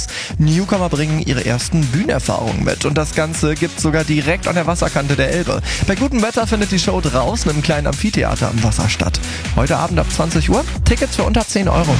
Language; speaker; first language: German; native; German